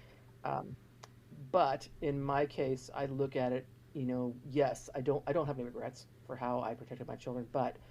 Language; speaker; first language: English; native; English